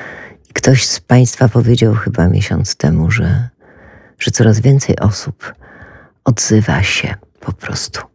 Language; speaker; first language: Polish; native; Polish